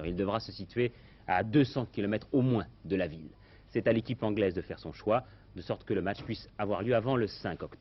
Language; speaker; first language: French; native; French